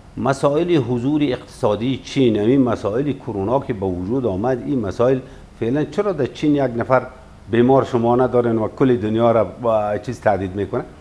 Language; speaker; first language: Persian; native; Persian